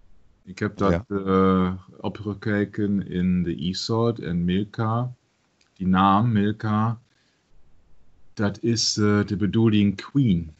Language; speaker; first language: Dutch; non-native, learner; German